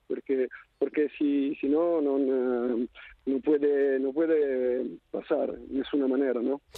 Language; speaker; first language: Spanish; non-native, fluent; Italian